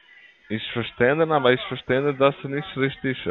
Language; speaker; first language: German; non-native, learner; Spanish